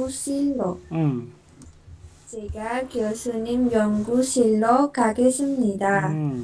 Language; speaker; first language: Korean; non-native, learner; Indonesian